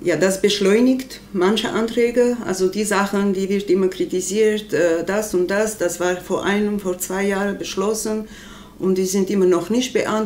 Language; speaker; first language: German; non-native, learner; Armenian